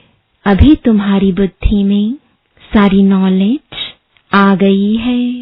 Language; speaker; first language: Hindi; native; Hindi